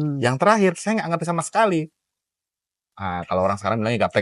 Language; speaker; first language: Indonesian; native; Indonesian